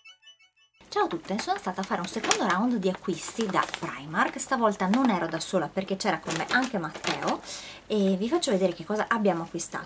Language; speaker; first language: Italian; native; Italian